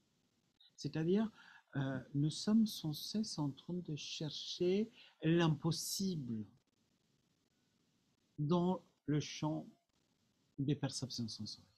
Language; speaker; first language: French; non-native, fluent; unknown